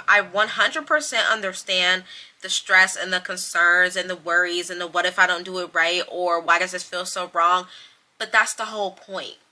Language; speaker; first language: English; native; English